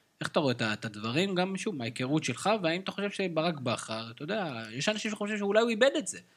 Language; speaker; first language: Hebrew; native; Hebrew